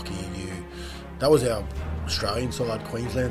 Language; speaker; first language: English; native; English